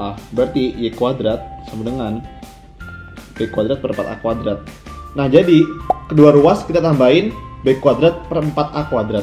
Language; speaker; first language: Indonesian; native; Indonesian